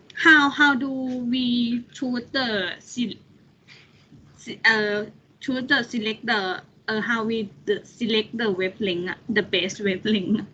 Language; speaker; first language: English; non-native, learner; Thai